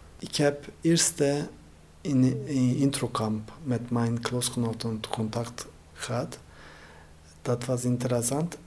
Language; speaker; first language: Dutch; non-native, learner; Turkish